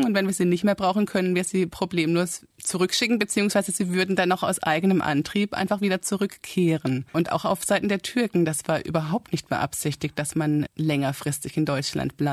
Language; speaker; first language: German; native; German